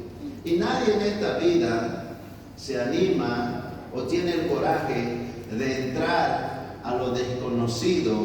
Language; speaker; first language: Spanish; native; Spanish